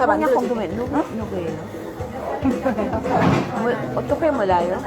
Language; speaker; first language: Korean; non-native, learner; Filipino